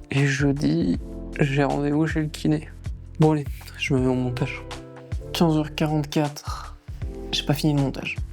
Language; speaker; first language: French; native; French